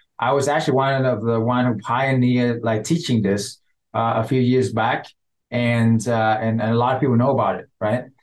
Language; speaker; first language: English; non-native, fluent; Vietnamese